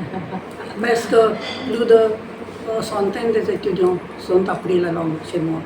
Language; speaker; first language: French; non-native, fluent; Kannada